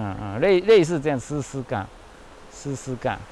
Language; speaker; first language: Chinese; non-native, fluent; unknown